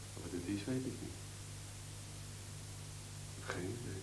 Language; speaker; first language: Dutch; native; Dutch